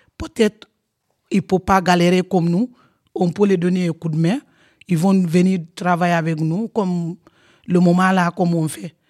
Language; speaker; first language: French; non-native, local second language; Wolof